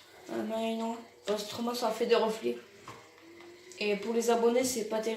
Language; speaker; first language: French; native; French